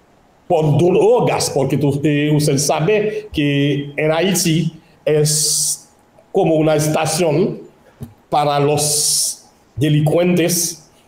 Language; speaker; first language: Spanish; non-native, local second language; Haitian Creole